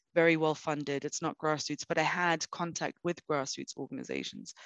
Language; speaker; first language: English; native; English